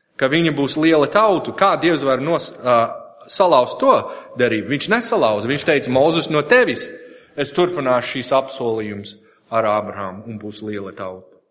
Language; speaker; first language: Latvian; non-native, fluent; English